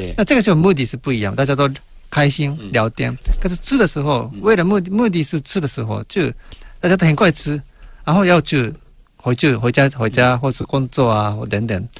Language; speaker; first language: Chinese; non-native, fluent; Japanese